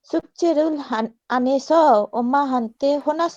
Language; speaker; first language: Korean; non-native, learner; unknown